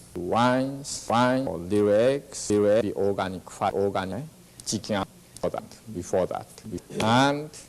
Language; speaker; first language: English; non-native, learner; Japanese